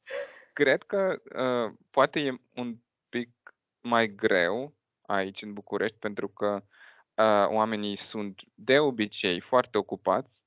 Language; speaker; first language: Romanian; non-native, fluent; Russian